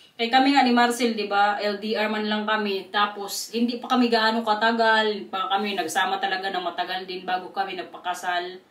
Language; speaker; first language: Filipino; non-native, local second language; Waray